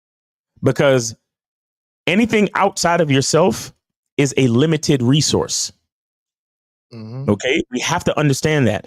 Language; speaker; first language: English; native; English